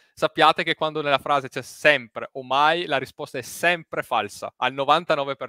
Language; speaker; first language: Italian; native; Italian